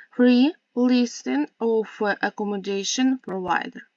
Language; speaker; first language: English; non-native, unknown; Ukrainian